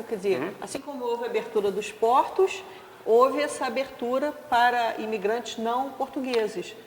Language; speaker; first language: Portuguese; native; Portuguese